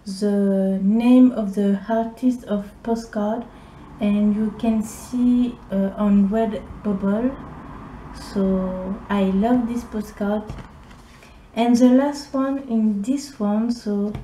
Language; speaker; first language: English; non-native, learner; French